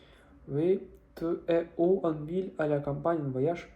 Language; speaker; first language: French; non-native, learner; Russian